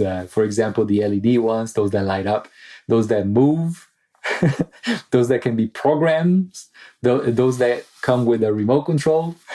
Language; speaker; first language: English; non-native, fluent; Italian